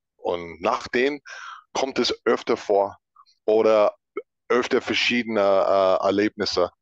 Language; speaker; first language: German; non-native, fluent; English